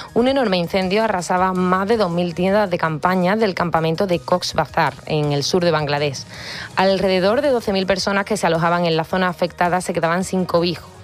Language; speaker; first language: Spanish; native; Spanish